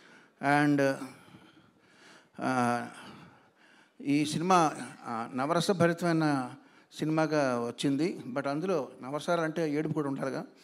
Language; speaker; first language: Telugu; native; Telugu